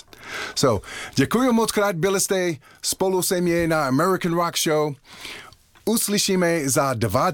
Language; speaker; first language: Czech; non-native, learner; English